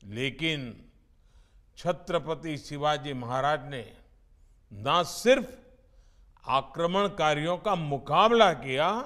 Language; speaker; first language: Hindi; non-native, local second language; Gujarati